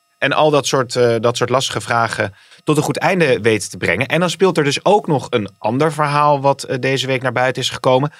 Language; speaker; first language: Dutch; native; Dutch